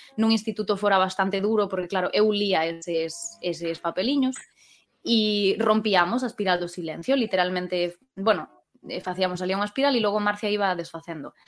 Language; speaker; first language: Galician; non-native, local second language; Spanish